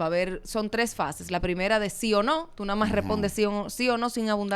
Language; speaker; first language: Spanish; native; Spanish